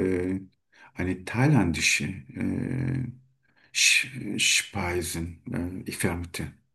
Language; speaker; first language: German; non-native, learner; Turkish